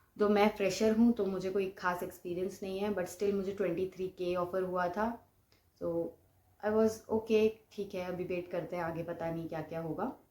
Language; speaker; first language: Hindi; non-native, local second language; Bangla